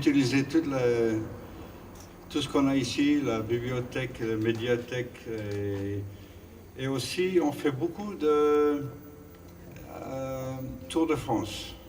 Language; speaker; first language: French; non-native, fluent; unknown